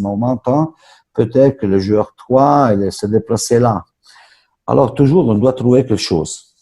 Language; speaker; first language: French; non-native, fluent; Italian